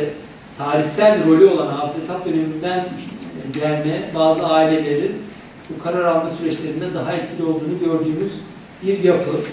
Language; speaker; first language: Turkish; native; Turkish